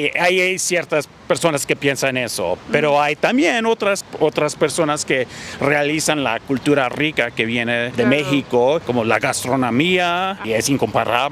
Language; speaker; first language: Spanish; early bilingual, heritage; English